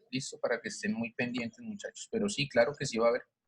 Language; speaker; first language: Spanish; native; Spanish